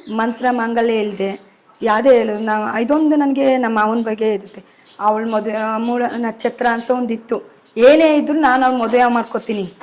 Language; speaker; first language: Kannada; native; Kannada